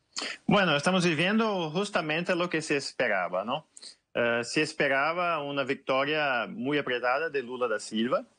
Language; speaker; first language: Portuguese; native; Portuguese